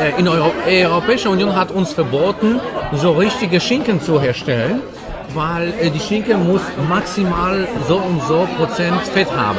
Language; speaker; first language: German; non-native, fluent; Polish